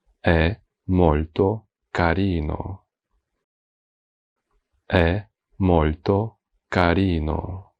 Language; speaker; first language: Italian; non-native, fluent; Ukrainian